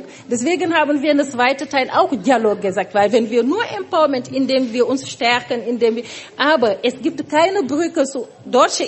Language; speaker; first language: German; non-native, fluent; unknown